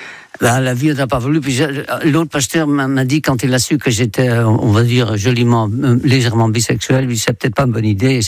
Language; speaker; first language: French; non-native, fluent; Dutch